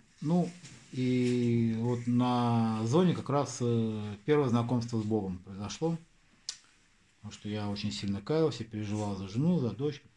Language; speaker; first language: Russian; native; Russian